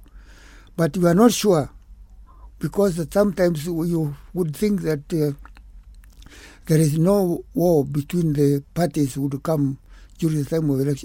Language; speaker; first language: English; non-native, local second language; Kikuyu